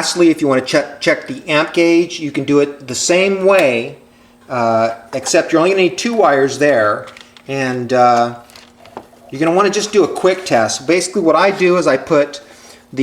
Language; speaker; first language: English; native; English